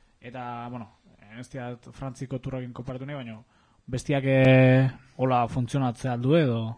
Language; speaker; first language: Basque; native; Basque